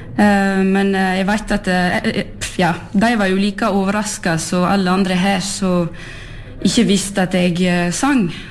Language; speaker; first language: Norwegian; early bilingual, heritage; French